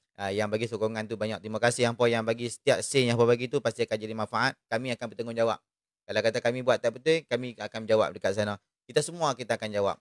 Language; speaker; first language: Malay; native; Malay